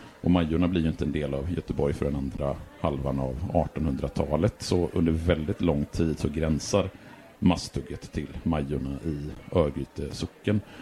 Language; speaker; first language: Swedish; native; Swedish